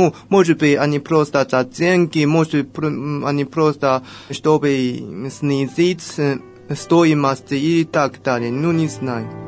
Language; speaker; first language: Russian; non-native, fluent; Chinese